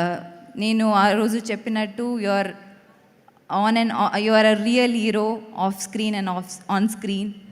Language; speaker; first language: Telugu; non-native, fluent; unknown